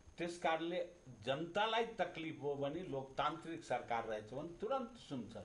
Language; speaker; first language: Nepali; non-native, local second language; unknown